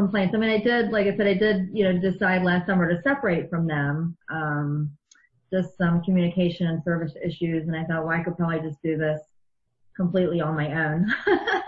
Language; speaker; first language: English; native; English